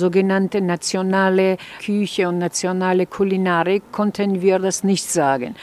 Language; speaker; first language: German; non-native, fluent; Georgian